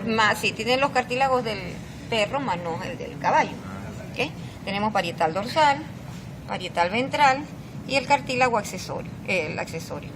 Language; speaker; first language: Spanish; native; Spanish